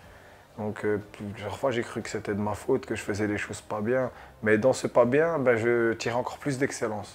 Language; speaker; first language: French; early bilingual, other home language; Arabic